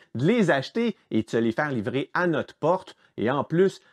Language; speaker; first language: French; native; French